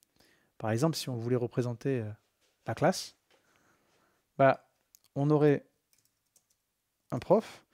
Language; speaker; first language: French; native; French